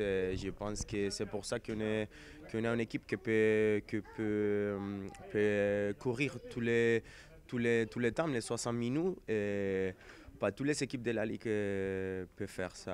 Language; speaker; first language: French; non-native, fluent; Spanish